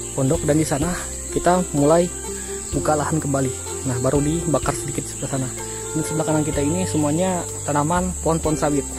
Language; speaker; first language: Indonesian; non-native, local second language; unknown